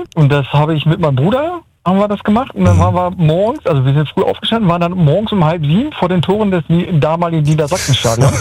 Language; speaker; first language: German; native; German